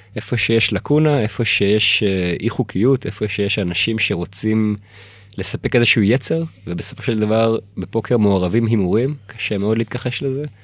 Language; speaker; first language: Hebrew; early bilingual, other home language; Russian